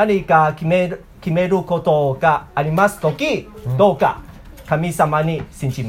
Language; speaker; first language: Japanese; non-native, learner; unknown